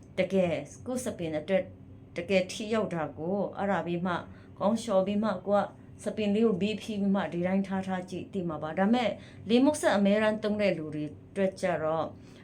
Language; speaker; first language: Burmese; native; Burmese